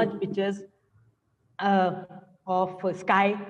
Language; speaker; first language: English; non-native, local second language; Hindi